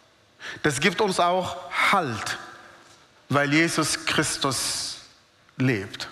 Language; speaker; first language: German; non-native, fluent; Arabic